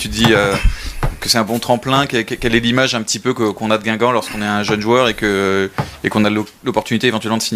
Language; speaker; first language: French; native; French